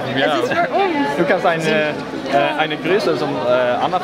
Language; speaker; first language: German; non-native, learner; Swedish